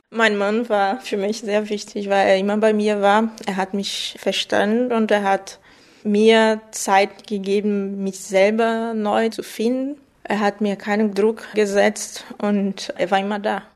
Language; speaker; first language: German; non-native, fluent; Portuguese